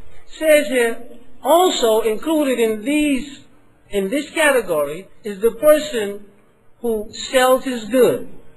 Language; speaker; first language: English; native; English